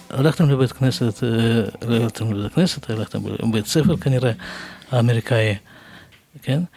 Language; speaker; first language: Hebrew; non-native, fluent; Russian